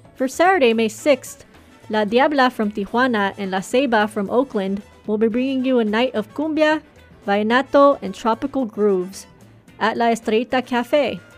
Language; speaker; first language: English; native; English